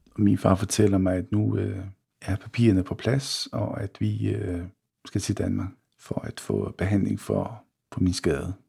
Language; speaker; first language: Danish; early bilingual, other home language; Bosnian